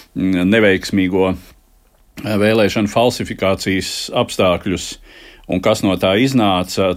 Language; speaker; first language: Latvian; native; Latvian